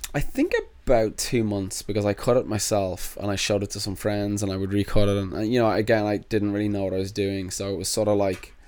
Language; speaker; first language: English; native; English